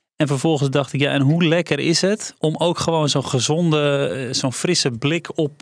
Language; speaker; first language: Dutch; native; Dutch